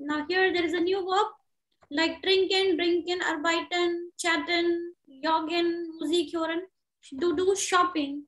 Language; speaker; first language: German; non-native, learner; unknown